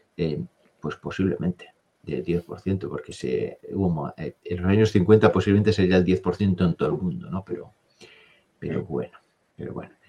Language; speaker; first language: Spanish; native; Spanish